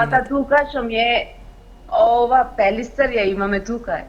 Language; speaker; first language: Macedonian; non-native, fluent; Spanish